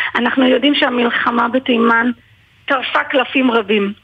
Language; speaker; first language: Hebrew; native; Hebrew